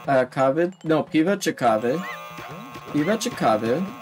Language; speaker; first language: Polish; non-native, learner; English